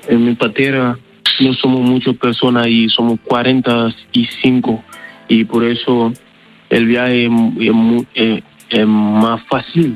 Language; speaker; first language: Spanish; non-native, learner; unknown